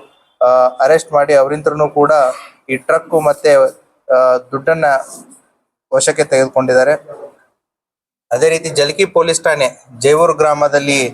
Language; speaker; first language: Kannada; native; Kannada